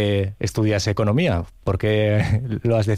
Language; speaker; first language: Spanish; native; Spanish